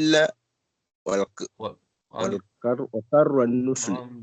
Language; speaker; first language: Arabic; non-native, learner; Comorian